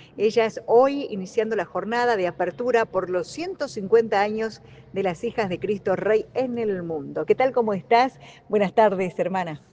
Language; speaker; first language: Spanish; native; Spanish